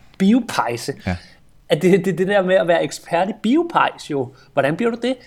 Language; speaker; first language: Danish; native; Danish